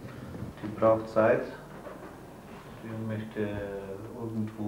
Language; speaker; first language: German; non-native, learner; Ukrainian